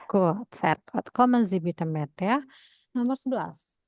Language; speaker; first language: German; non-native, fluent; Indonesian